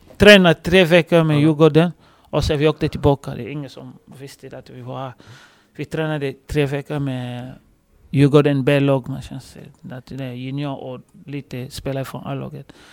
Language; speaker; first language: Swedish; non-native, fluent; Lingala